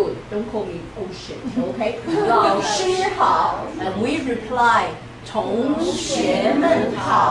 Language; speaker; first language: English; non-native, fluent; Chinese